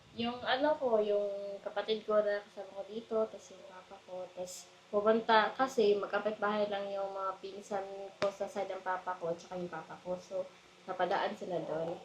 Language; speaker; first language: Filipino; native; Filipino